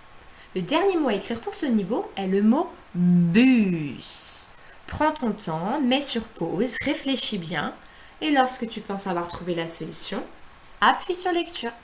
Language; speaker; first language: French; native; French